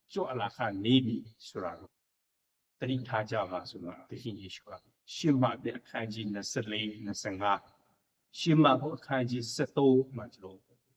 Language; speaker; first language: Burmese; non-native, local second language; Tedim Chin